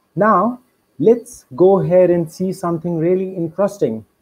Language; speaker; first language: English; non-native, local second language; Hindi